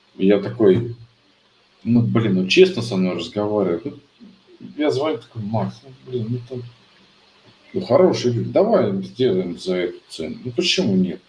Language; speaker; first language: Russian; native; Russian